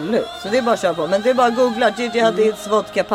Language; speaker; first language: Swedish; native; Swedish